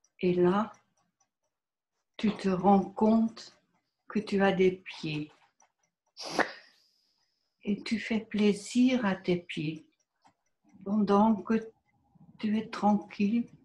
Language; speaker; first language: French; non-native, fluent; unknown